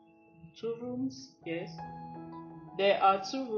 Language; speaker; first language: English; non-native, fluent; French